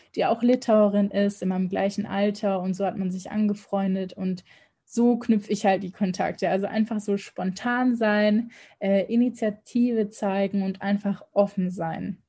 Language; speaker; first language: German; native; German